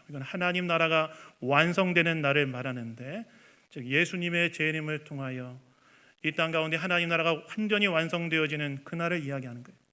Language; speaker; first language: Korean; native; Korean